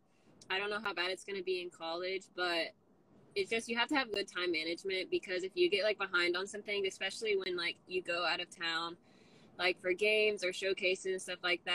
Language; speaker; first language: English; native; English